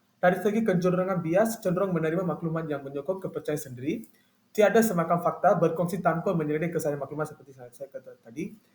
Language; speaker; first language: Malay; non-native, local second language; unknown